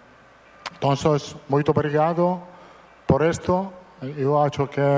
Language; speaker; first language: Portuguese; non-native, fluent; Italian